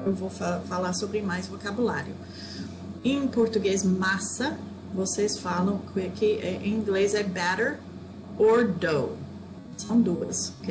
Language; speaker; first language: Portuguese; non-native, fluent; English